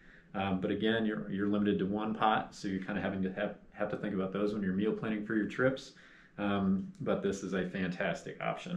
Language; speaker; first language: English; native; English